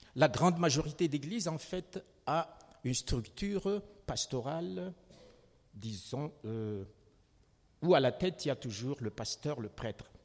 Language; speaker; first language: French; non-native, local second language; Malagasy